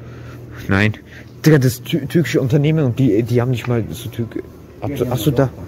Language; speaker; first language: German; early bilingual, other home language; Turkish